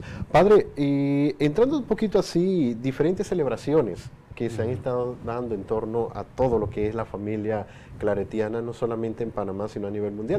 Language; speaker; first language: Spanish; native; Spanish